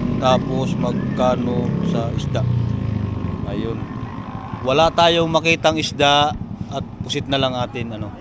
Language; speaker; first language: Filipino; native; Filipino